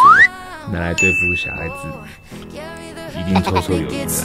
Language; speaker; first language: Chinese; native; Chinese